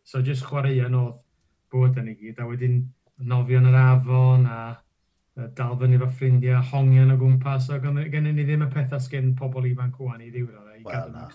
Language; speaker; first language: Welsh; non-native, local second language; English